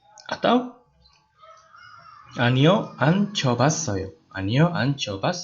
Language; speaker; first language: Korean; non-native, fluent; Indonesian